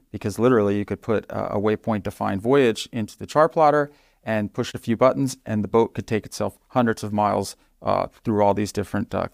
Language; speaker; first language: English; native; English